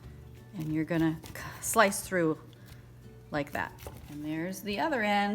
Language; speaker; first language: English; native; English